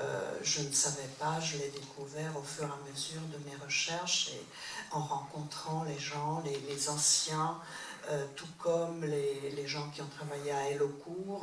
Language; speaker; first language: French; non-native, fluent; Czech